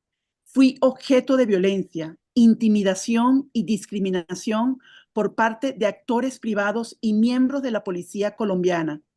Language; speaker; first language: Spanish; native; Spanish